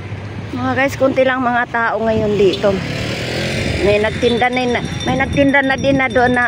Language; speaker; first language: Filipino; native; Filipino